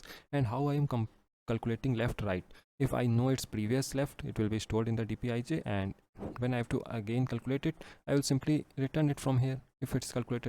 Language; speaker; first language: English; non-native, local second language; Hindi